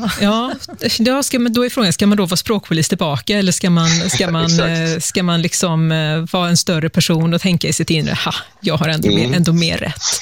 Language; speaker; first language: Swedish; native; Swedish